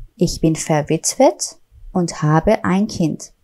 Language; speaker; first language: German; non-native, fluent; Persian